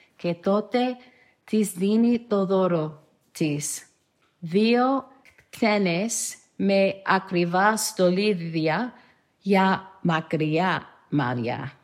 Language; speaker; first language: Greek; non-native, learner; English